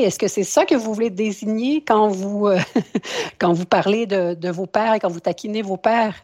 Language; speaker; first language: French; native; French